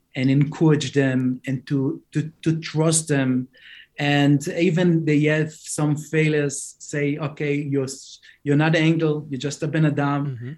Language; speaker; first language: English; non-native, fluent; Hebrew